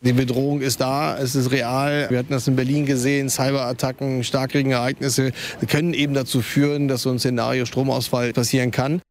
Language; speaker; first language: German; native; German